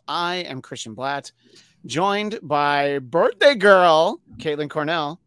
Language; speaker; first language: English; native; English